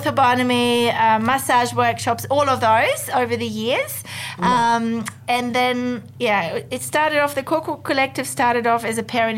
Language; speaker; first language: English; non-native, fluent; German